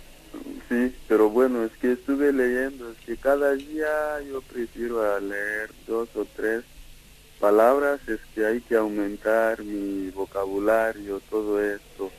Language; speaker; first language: Spanish; non-native, fluent; Kikuyu